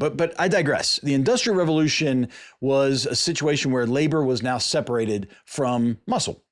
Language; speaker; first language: English; native; English